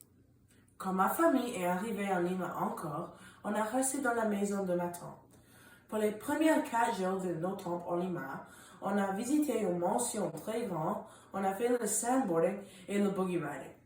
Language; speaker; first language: French; non-native, learner; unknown